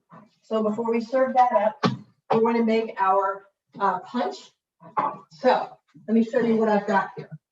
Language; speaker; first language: English; native; English